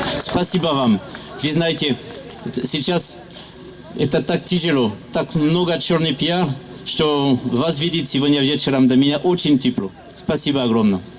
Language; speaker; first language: Russian; non-native, learner; French